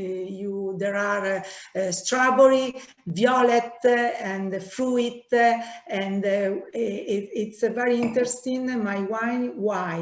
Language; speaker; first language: English; non-native, learner; Italian